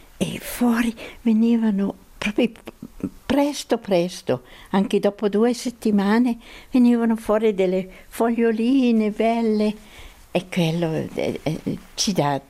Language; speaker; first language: Italian; non-native, local second language; Swiss German